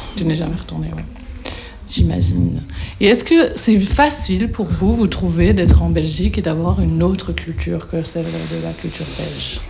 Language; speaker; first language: French; native; French